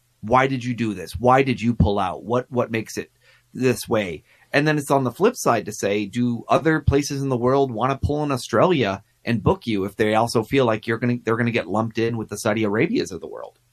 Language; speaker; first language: English; native; English